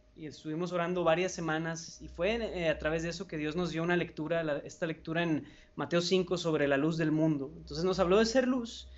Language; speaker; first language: Spanish; native; Spanish